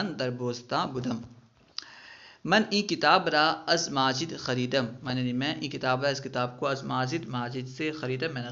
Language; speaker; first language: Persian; non-native, fluent; Urdu